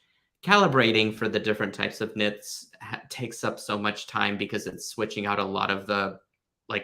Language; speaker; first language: English; native; English